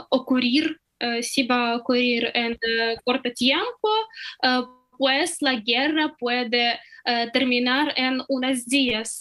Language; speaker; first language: Spanish; non-native, fluent; Ukrainian